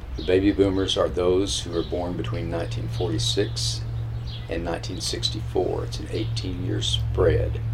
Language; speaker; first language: English; native; English